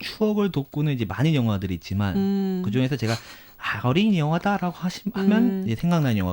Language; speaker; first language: Korean; native; Korean